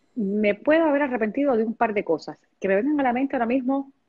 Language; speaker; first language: Spanish; native; Spanish